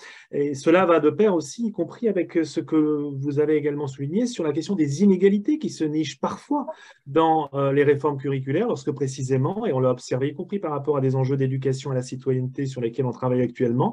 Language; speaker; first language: French; native; French